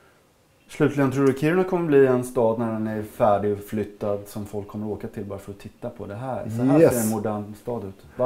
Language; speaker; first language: Swedish; native; Swedish